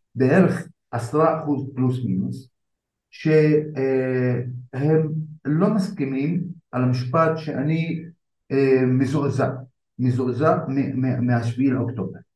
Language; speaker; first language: Hebrew; non-native, local second language; Arabic